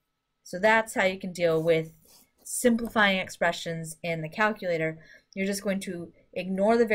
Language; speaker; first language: English; native; English